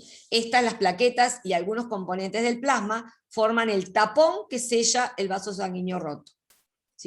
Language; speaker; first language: Spanish; native; Spanish